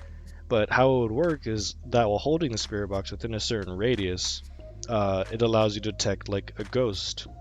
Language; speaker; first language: English; native; English